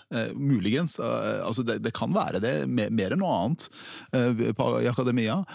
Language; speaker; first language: Norwegian; early bilingual, other home language; Persian